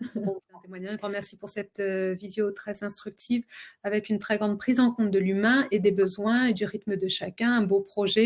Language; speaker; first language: French; native; French